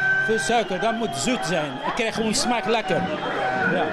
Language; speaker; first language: Dutch; non-native, learner; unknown